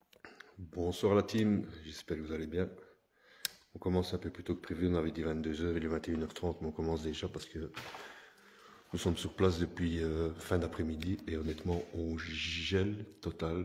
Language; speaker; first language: French; native; French